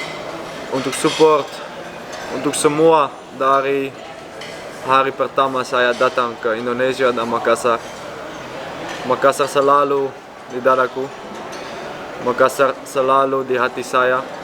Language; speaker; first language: Indonesian; non-native, fluent; Dutch